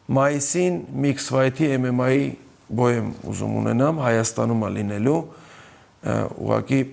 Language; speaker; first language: Armenian; early bilingual, heritage; Armenian